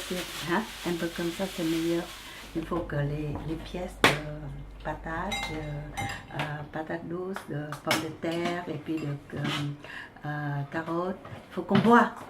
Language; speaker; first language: French; early bilingual, other home language; Vietnamese